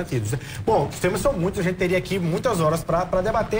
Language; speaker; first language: Portuguese; native; Portuguese